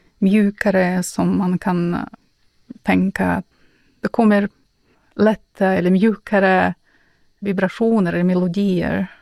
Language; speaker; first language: Swedish; non-native, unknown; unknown